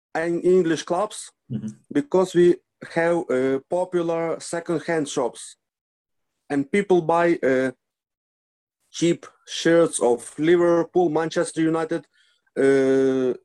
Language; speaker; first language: English; non-native, learner; Ukrainian